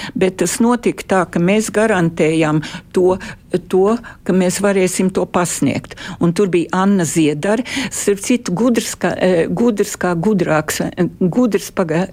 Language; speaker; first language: Latvian; early bilingual, heritage; Latvian